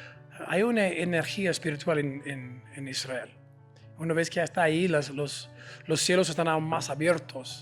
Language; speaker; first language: Spanish; non-native, fluent; English